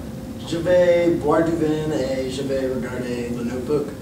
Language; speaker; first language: French; non-native, learner; English